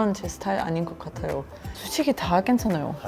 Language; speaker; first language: Korean; non-native, learner; German